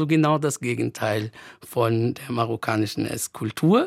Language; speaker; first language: German; non-native, fluent; Arabic